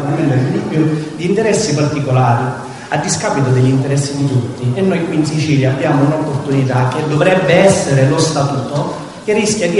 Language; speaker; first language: Italian; native; Italian